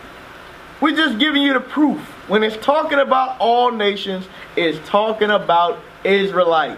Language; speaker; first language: English; native; English